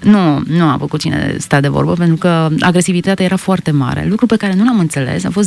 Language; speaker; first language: Romanian; native; Romanian